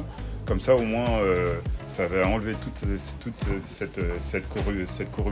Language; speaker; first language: French; native; French